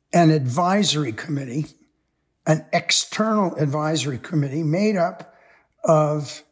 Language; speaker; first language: English; native; English